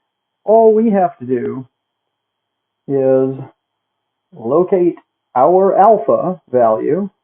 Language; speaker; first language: English; native; English